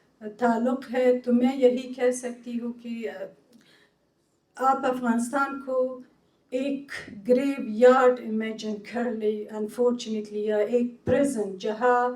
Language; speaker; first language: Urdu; non-native, fluent; Persian